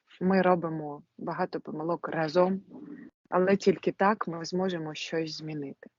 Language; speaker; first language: Ukrainian; non-native, local second language; Russian